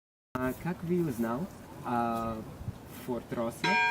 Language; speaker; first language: Russian; non-native, learner; English